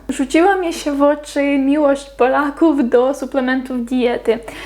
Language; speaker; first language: Polish; non-native, fluent; Ukrainian